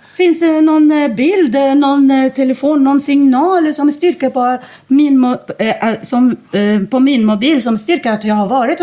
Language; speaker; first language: Swedish; non-native, fluent; Arabic